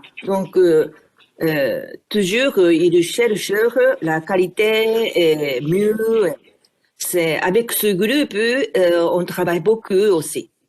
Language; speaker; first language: French; non-native, fluent; Japanese